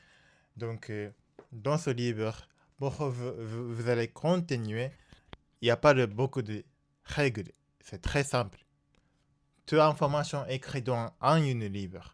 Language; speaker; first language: French; non-native, learner; Japanese